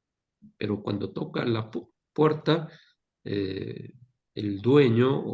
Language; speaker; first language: Spanish; non-native, fluent; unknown